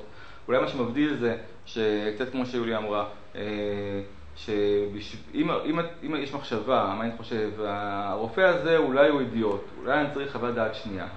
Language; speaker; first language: Hebrew; native; Hebrew